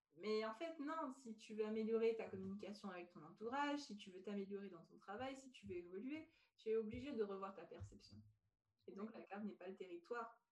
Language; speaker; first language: French; native; French